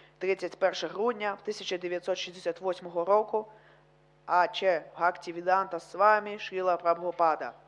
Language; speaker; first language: Ukrainian; non-native, local second language; Russian